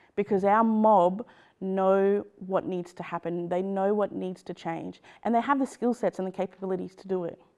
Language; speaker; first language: English; native; English